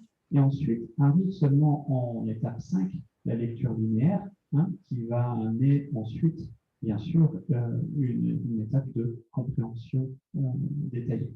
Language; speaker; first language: French; native; French